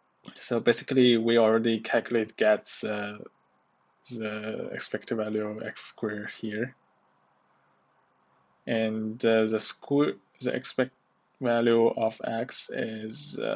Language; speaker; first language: English; non-native, learner; Chinese